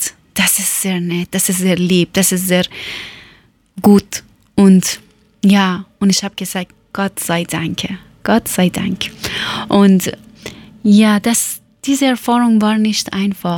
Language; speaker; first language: German; non-native, learner; Persian